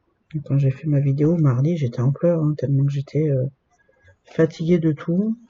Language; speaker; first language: French; native; French